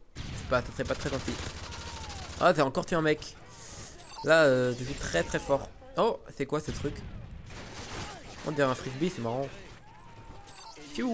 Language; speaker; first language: French; native; French